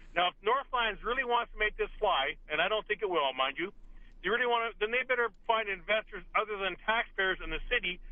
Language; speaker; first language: English; native; English